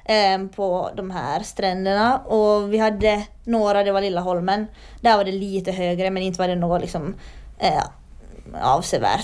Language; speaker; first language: Swedish; native; Swedish